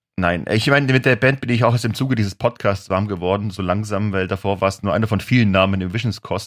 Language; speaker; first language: German; native; German